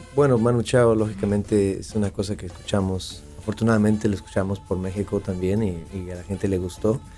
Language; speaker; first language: Spanish; native; Spanish